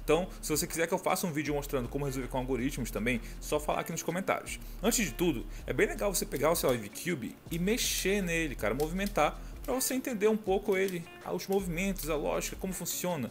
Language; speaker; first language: Portuguese; native; Portuguese